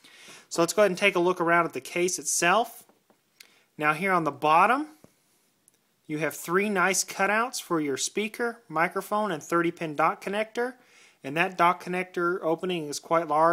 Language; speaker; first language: English; native; English